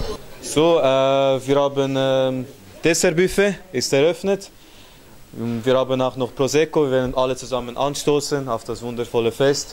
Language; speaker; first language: German; early bilingual, other home language; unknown